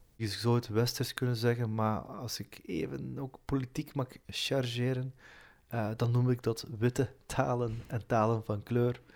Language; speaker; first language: Dutch; early bilingual, other home language; Turkish